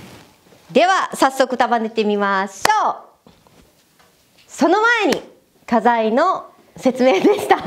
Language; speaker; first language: Japanese; native; Japanese